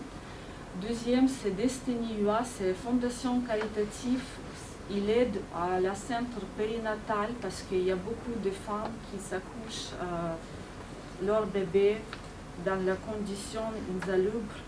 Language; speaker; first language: French; non-native, fluent; Ukrainian